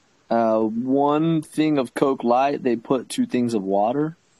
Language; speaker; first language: English; native; English